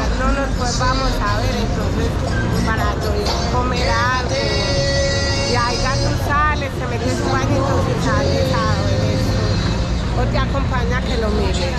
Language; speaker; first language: Spanish; native; Spanish